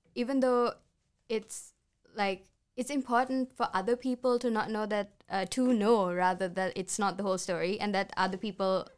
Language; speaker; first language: English; non-native, local second language; Sinhala